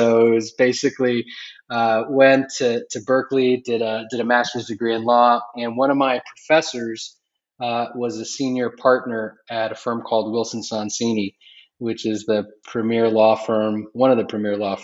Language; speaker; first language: English; native; English